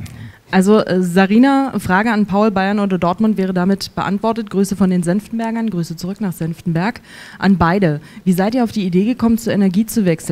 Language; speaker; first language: German; native; German